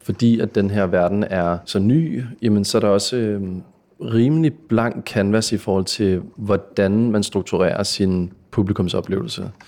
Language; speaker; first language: Danish; native; Danish